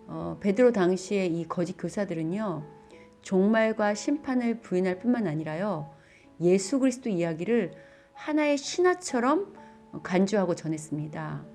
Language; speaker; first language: Korean; native; Korean